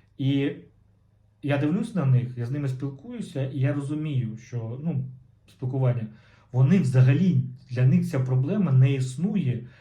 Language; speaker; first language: Ukrainian; non-native, local second language; Russian